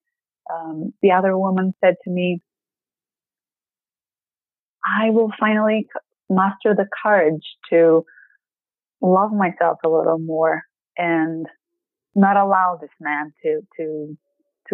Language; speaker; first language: English; non-native, fluent; Greek